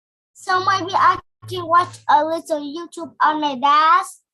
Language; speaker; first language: English; non-native, learner; Vietnamese